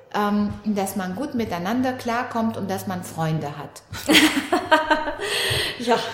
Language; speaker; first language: German; early bilingual, other home language; Romanian